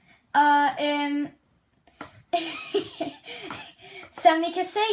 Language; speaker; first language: Danish; native; Danish